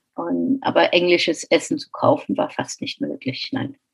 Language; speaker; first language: German; non-native, fluent; English